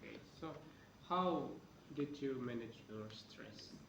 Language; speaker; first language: English; non-native, learner; Indonesian